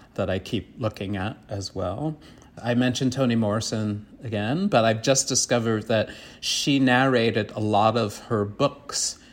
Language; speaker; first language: English; native; English